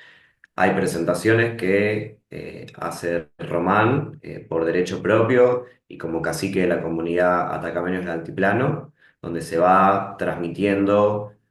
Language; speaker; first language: Spanish; native; Spanish